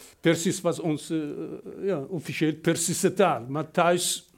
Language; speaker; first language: Dutch; non-native, fluent; Persian